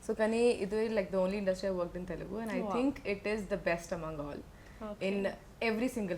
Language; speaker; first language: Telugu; non-native, learner; Malayalam